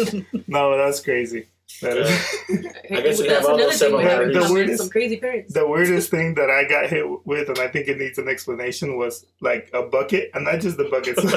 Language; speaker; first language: English; early bilingual, other home language; Spanish